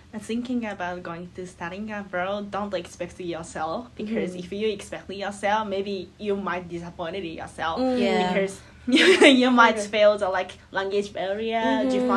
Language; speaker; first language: English; non-native, learner; Japanese